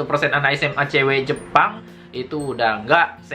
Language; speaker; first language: Indonesian; native; Indonesian